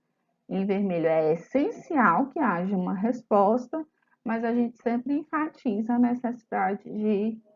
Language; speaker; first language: Portuguese; native; Portuguese